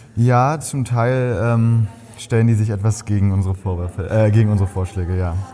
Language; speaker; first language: German; native; German